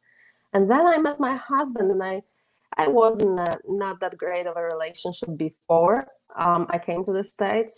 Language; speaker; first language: English; non-native, fluent; Polish